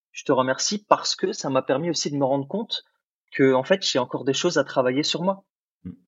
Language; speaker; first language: French; early bilingual, other home language; Arabic